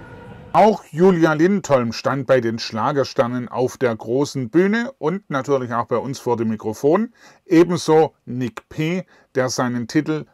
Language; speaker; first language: German; native; German